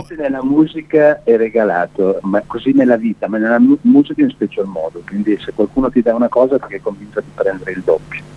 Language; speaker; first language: Italian; native; Italian